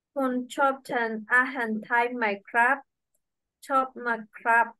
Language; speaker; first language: Thai; non-native, learner; Burmese